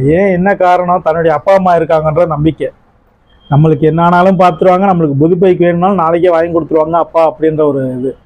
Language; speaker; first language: Tamil; native; Tamil